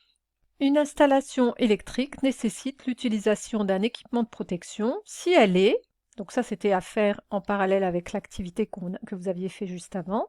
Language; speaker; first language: French; native; French